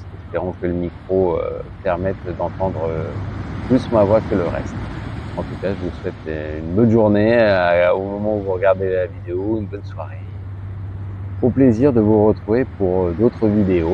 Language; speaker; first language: French; native; French